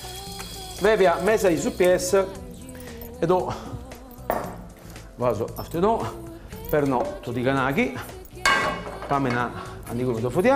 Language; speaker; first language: Greek; non-native, learner; Italian